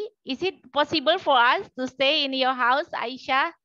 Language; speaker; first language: English; non-native, learner; Indonesian